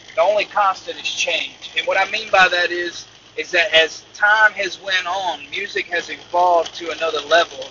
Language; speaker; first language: English; native; English